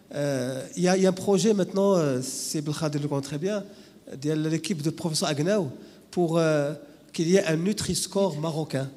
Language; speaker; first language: French; non-native, local second language; Arabic